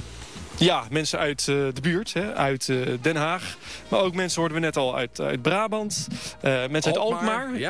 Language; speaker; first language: Dutch; native; Dutch